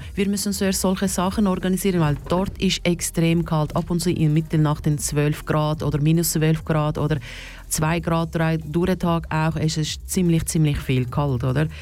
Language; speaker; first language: German; non-native, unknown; Turkish